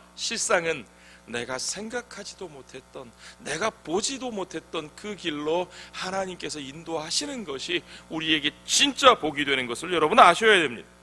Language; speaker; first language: Korean; native; Korean